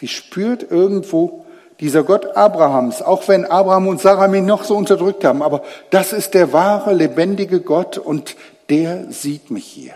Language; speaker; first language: German; native; German